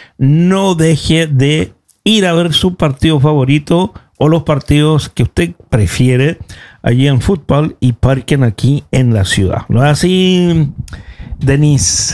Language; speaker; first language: Spanish; native; Spanish